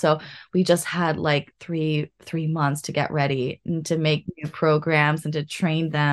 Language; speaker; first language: English; native; English